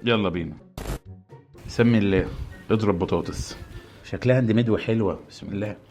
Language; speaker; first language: Arabic; native; Arabic